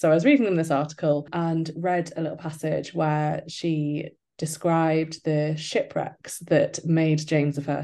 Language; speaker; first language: English; native; English